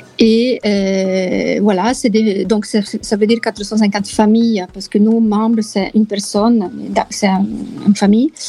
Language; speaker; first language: French; non-native, fluent; Italian